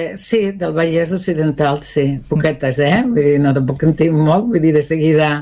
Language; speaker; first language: Catalan; non-native, local second language; Spanish